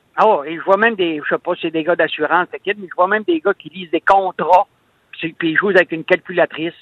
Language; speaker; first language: French; native; French